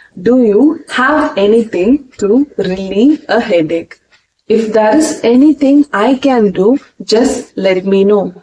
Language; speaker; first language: English; non-native, local second language; Tamil